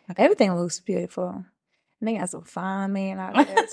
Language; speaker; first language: English; non-native, fluent; French